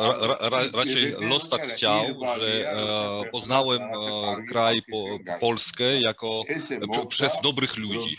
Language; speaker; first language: Polish; non-native, fluent; Georgian